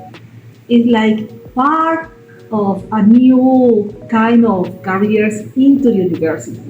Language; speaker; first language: English; non-native, learner; Spanish